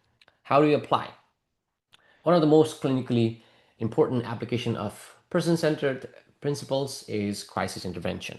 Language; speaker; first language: English; non-native, fluent; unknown